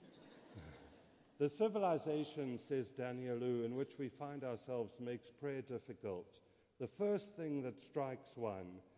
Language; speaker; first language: English; native; English